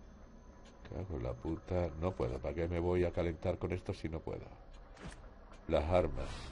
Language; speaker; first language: Spanish; native; Spanish